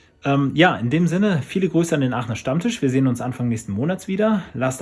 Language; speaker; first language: German; native; German